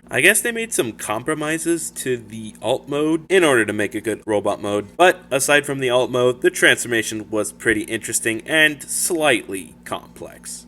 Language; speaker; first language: English; native; English